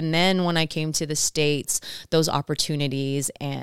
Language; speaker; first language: English; non-native, fluent; Samoan